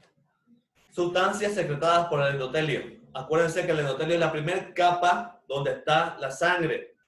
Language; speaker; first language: Spanish; native; Spanish